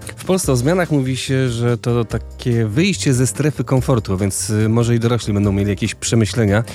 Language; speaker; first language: Polish; native; Polish